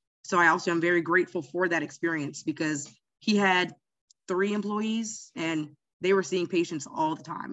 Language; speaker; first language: English; native; English